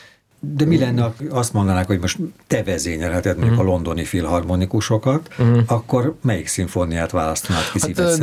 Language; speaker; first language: Hungarian; native; Hungarian